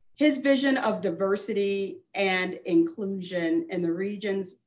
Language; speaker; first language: English; native; English